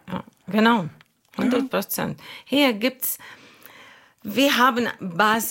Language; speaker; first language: German; non-native, learner; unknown